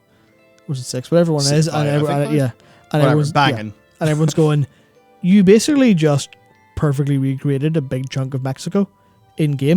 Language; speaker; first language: English; native; English